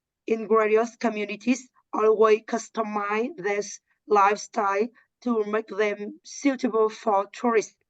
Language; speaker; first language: English; non-native, learner; Vietnamese